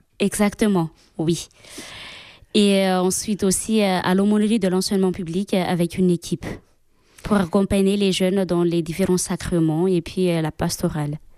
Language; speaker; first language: French; non-native, local second language; Malagasy